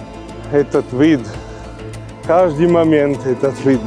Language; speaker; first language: Russian; non-native, learner; Serbian